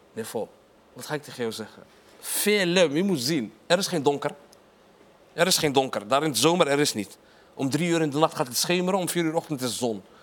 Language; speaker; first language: Dutch; early bilingual, other home language; Arabic